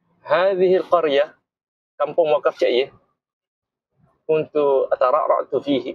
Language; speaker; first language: Arabic; non-native, fluent; Malay